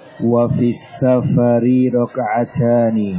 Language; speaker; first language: Arabic; non-native, fluent; Indonesian